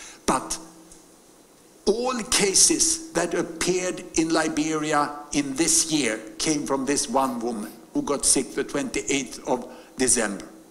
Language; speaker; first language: English; non-native, fluent; Swedish